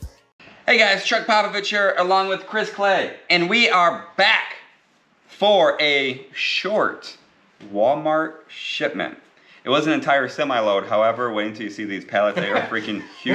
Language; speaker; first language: English; native; English